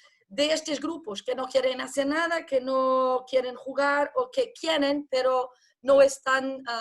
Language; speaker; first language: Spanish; non-native, fluent; Portuguese